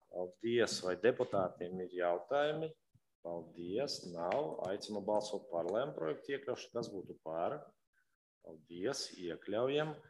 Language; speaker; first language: Latvian; non-native, local second language; Russian